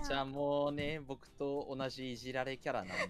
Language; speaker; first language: Japanese; native; Japanese